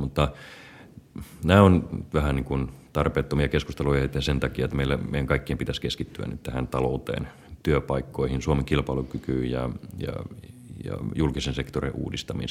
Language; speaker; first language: Finnish; native; Finnish